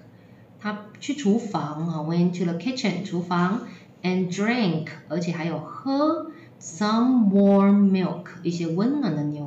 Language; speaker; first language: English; non-native, fluent; Chinese